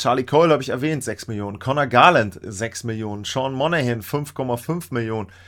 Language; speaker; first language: German; native; German